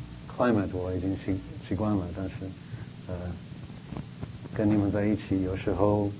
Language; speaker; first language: Chinese; non-native, fluent; English